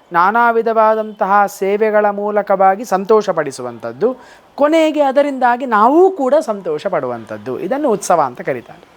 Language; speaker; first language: Kannada; native; Kannada